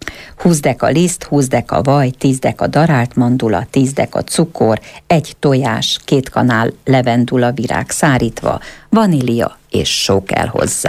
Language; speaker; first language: Hungarian; native; Hungarian